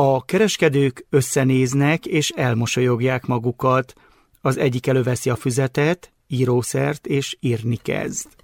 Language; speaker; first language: Hungarian; native; Hungarian